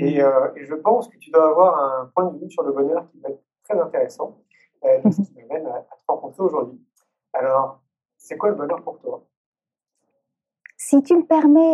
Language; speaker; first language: French; native; French